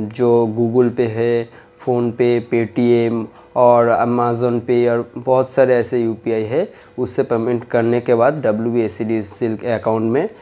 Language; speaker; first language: Hindi; non-native, local second language; Bangla